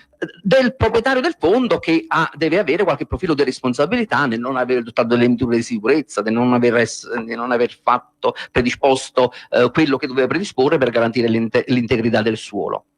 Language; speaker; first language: Italian; native; Italian